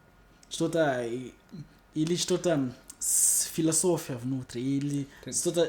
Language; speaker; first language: Russian; non-native, learner; English